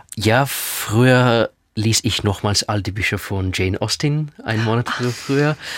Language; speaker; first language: German; non-native, fluent; Russian